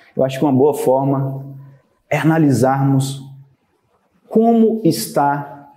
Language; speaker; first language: Portuguese; native; Portuguese